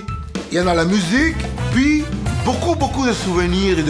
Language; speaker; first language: French; non-native, fluent; Spanish